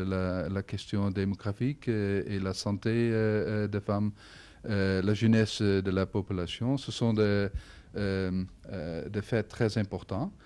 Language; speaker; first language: French; non-native, fluent; Dutch